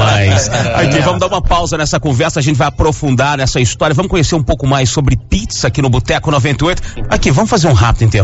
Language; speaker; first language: Portuguese; native; Portuguese